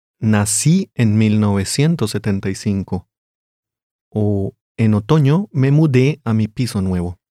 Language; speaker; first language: Spanish; native; Spanish